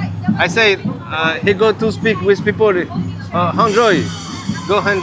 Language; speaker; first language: English; non-native, learner; French